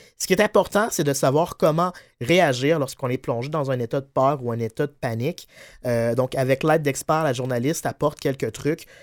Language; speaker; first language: French; native; French